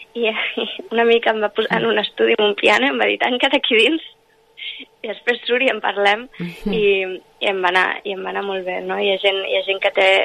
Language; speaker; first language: Catalan; non-native, local second language; English